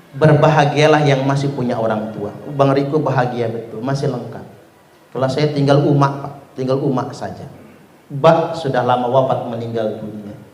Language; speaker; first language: Indonesian; non-native, local second language; Malay